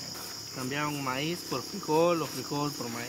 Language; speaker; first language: Spanish; native; Spanish